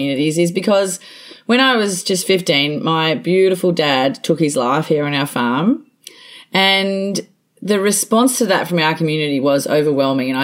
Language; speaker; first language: English; native; English